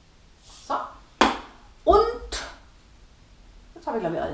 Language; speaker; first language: German; native; German